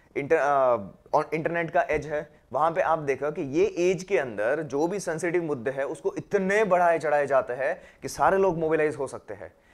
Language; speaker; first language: Hindi; non-native, local second language; Gujarati